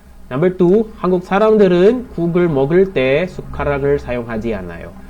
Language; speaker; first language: Korean; non-native, learner; Filipino